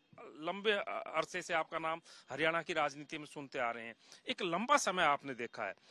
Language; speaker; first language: Hindi; native; Hindi